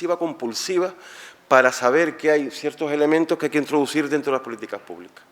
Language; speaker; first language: Spanish; native; Spanish